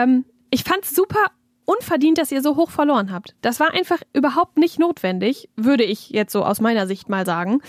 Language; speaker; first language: German; native; German